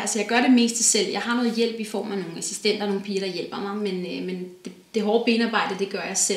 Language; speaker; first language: Danish; native; Danish